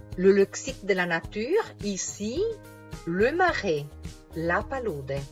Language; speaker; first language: French; non-native, fluent; Italian